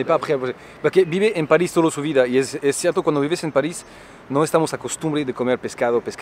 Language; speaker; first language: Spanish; non-native, fluent; French